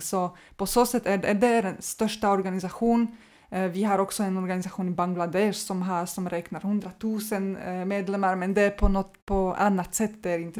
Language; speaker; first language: Swedish; non-native, fluent; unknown